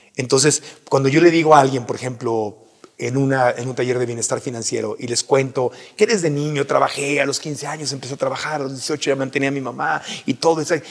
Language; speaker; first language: Spanish; native; Spanish